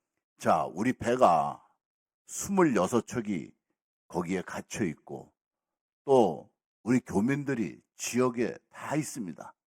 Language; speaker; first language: Korean; native; Korean